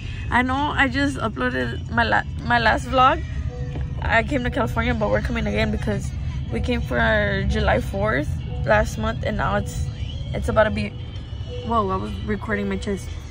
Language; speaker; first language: English; early bilingual, other home language; Spanish